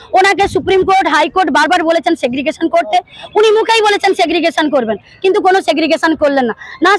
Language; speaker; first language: Bangla; native; Bangla